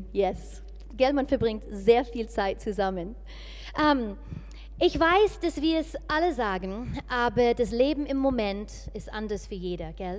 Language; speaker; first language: German; non-native, fluent; English